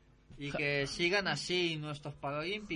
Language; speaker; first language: Spanish; native; Spanish